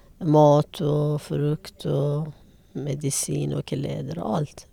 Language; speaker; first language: Swedish; non-native, learner; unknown